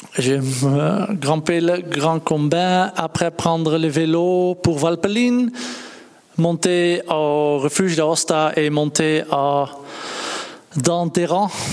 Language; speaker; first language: French; non-native, learner; Dutch